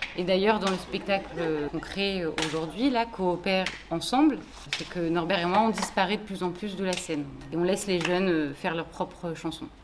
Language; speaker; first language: French; native; French